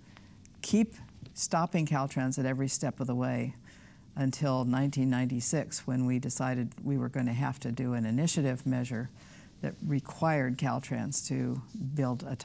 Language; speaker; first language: English; native; English